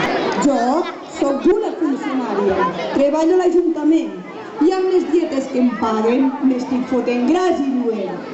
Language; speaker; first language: Catalan; native; Catalan